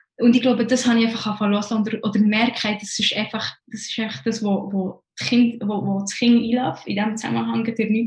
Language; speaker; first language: German; early bilingual, other home language; Arabic